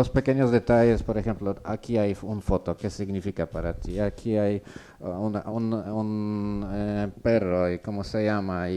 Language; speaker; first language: Spanish; non-native, learner; Polish